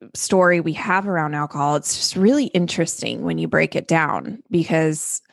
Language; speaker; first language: English; native; English